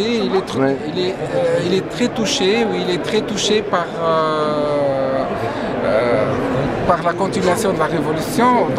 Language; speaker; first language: French; non-native, local second language; Arabic